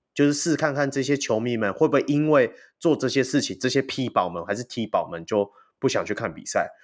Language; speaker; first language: Chinese; native; Chinese